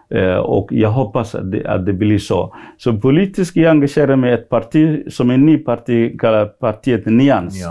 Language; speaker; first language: Swedish; non-native, fluent; Somali